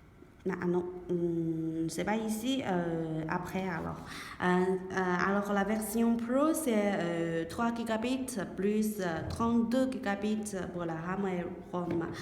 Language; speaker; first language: French; non-native, learner; Chinese